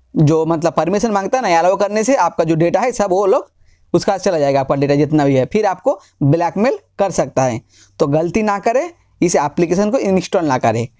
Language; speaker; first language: Hindi; non-native, local second language; Bangla